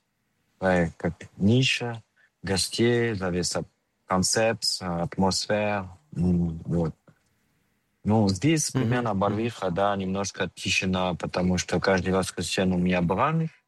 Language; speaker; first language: Russian; non-native, fluent; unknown